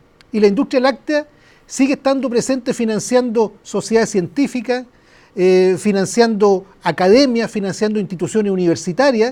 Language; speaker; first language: Spanish; native; Spanish